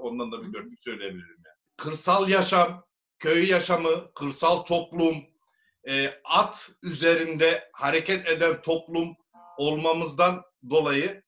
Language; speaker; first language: Turkish; native; Turkish